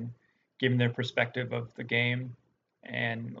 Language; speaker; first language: English; native; English